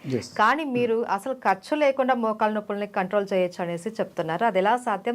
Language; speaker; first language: Telugu; native; Telugu